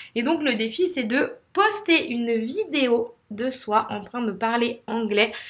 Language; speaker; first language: French; native; French